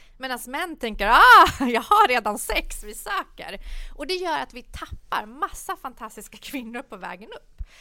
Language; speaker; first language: Swedish; early bilingual, other home language; Persian